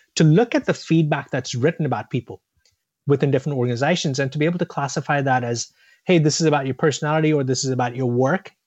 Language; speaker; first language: English; non-native, local second language; Tamil